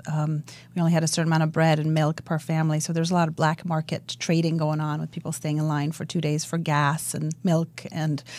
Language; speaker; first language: English; early bilingual, other home language; Romanian